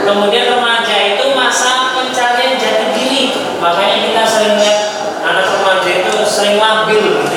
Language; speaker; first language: Indonesian; native; Indonesian